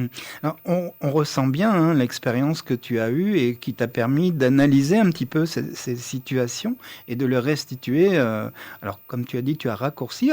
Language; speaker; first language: French; native; French